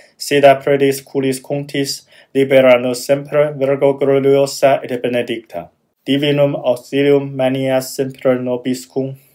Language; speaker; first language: Chinese; non-native, fluent; German